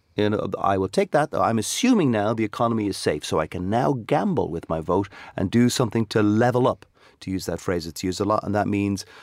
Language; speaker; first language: English; native; English